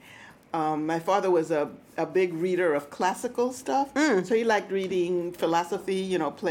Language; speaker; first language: English; early bilingual, other home language; Spanish